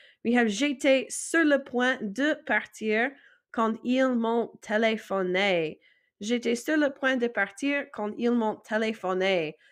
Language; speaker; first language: French; non-native, fluent; English